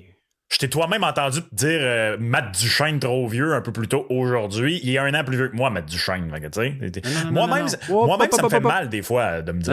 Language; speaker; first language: French; native; French